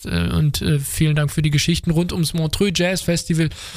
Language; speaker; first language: German; native; German